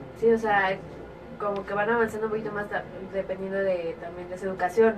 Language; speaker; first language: Spanish; native; Spanish